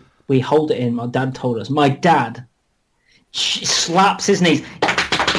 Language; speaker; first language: English; native; English